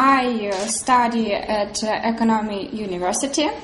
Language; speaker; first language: English; non-native, learner; Russian